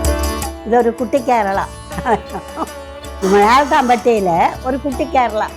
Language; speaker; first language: Malayalam; early bilingual, heritage; Malayalam